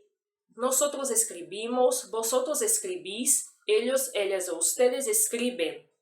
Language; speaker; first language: Spanish; non-native, fluent; Portuguese